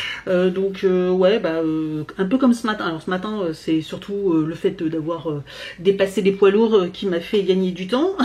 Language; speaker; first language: French; native; French